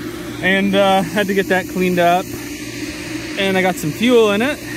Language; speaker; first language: English; native; English